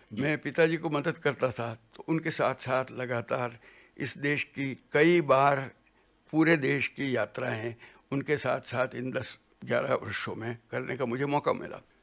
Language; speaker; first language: Hindi; non-native, local second language; Gujarati